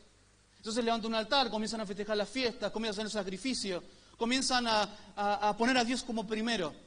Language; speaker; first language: Spanish; native; Spanish